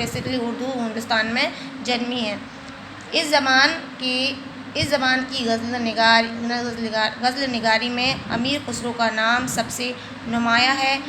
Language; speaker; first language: Urdu; native; Urdu